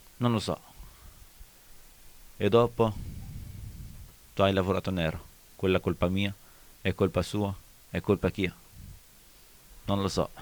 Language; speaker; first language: Italian; non-native, learner; Arabic